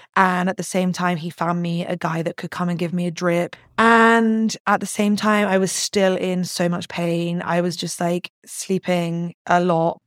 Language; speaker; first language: English; native; English